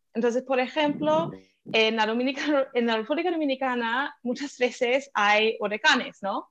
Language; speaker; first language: Spanish; non-native, fluent; English